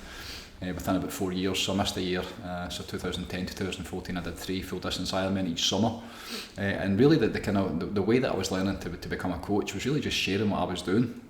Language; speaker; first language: English; native; English